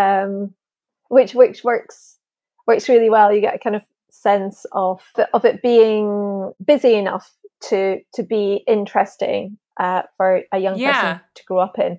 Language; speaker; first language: English; native; English